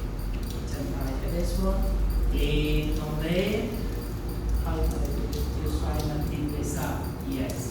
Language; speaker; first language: Vietnamese; non-native, fluent; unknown